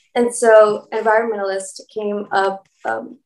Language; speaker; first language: English; early bilingual, other home language; Spanish